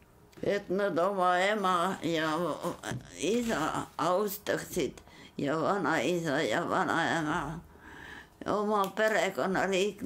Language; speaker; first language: Estonian; non-native, local second language; Yiddish